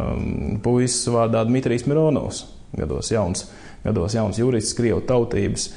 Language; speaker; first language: Latvian; native; Latvian